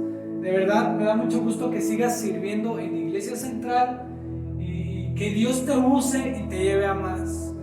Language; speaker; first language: Spanish; native; Spanish